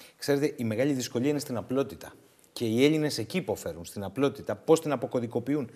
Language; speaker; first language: Greek; native; Greek